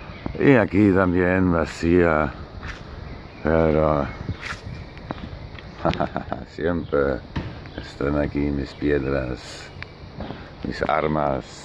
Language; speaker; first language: Spanish; non-native, learner; German